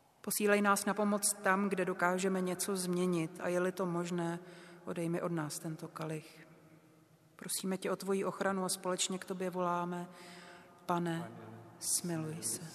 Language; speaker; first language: Czech; native; Czech